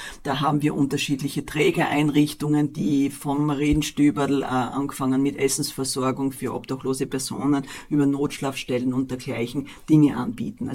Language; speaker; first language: German; native; German